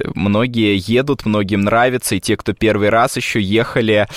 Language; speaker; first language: Russian; native; Russian